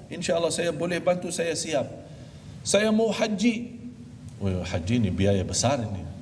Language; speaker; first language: Malay; non-native, fluent; Arabic